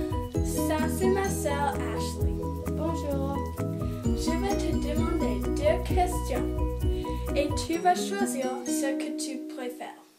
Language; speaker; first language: French; non-native, local second language; English